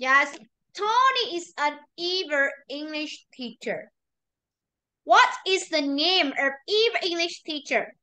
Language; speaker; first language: English; non-native, learner; Vietnamese